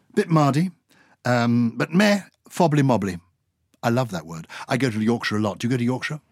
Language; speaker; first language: English; native; English